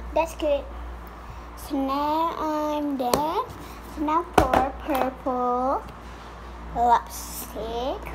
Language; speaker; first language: English; non-native, learner; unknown